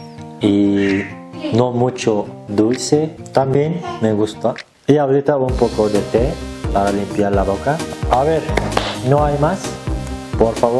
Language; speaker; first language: Spanish; non-native, learner; Turkish